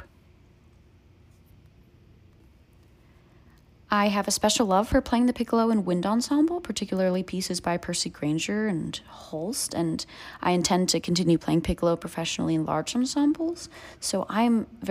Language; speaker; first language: English; native; English